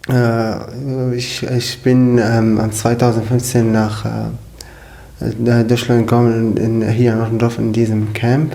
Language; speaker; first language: German; non-native, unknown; Arabic